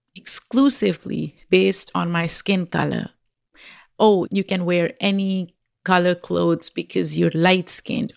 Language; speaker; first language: English; non-native, local second language; Urdu